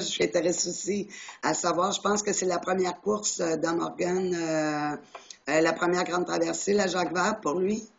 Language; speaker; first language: French; native; French